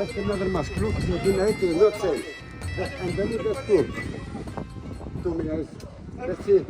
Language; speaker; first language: English; non-native, learner; Arabic